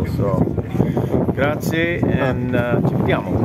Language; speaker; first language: Italian; non-native, learner; English